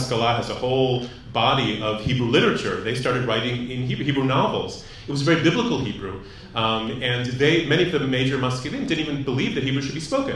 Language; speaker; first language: English; native; English